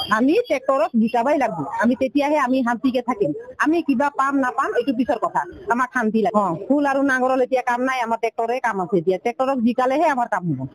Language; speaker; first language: Assamese; non-native, local second language; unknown